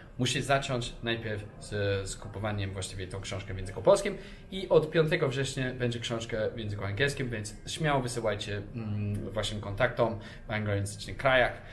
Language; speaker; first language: Polish; non-native, fluent; English